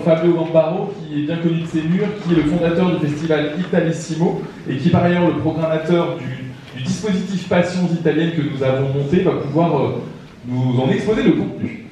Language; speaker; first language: French; native; French